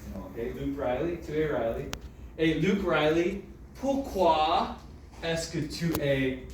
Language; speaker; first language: French; non-native, fluent; English